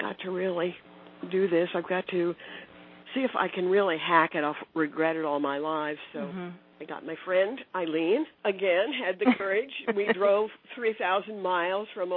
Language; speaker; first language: English; native; English